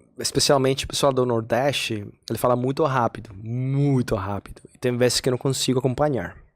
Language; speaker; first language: Portuguese; non-native, fluent; Spanish